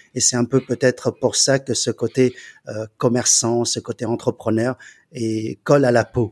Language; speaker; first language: French; early bilingual, other home language; Chinese